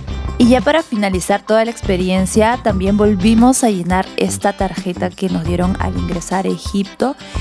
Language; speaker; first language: Spanish; native; Spanish